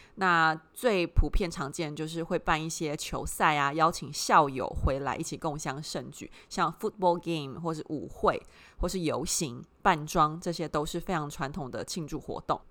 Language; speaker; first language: Chinese; native; Chinese